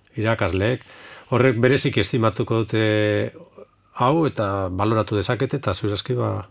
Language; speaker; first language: Basque; native; Basque